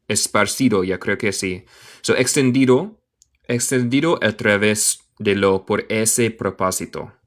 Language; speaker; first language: Spanish; non-native, learner; English